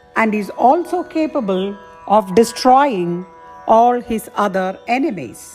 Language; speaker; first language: English; non-native, local second language; Tamil